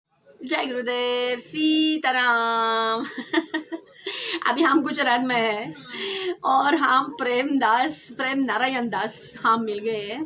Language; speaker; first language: Hindi; non-native, learner; French